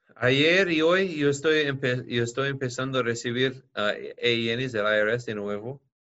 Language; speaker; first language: Spanish; non-native, fluent; English